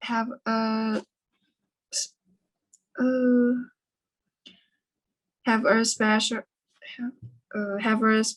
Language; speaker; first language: English; non-native, learner; Chinese